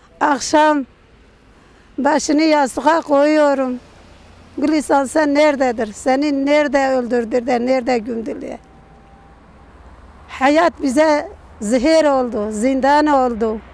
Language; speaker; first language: Turkish; non-native, local second language; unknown